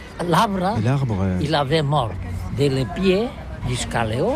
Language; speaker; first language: French; non-native, learner; Catalan